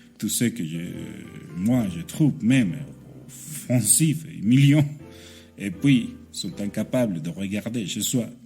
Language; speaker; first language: French; non-native, fluent; Spanish